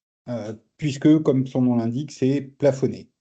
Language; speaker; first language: French; native; French